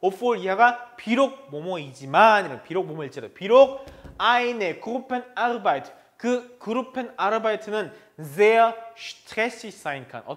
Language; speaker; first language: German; non-native, fluent; Korean